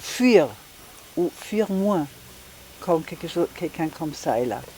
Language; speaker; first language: French; non-native, fluent; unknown